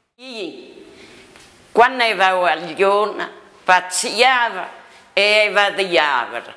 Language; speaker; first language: Italian; native; Italian